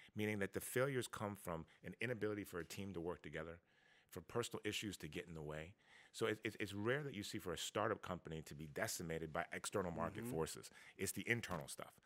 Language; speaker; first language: English; native; English